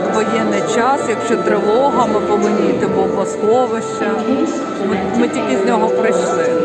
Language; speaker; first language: Ukrainian; native; Ukrainian